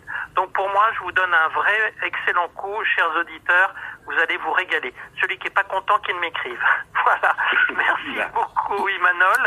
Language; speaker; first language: French; native; French